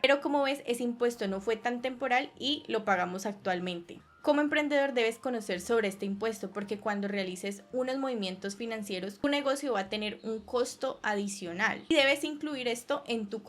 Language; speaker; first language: Spanish; native; Spanish